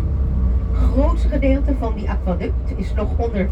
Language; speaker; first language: Dutch; non-native, fluent; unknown